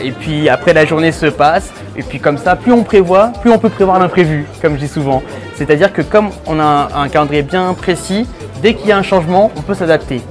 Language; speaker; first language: French; native; French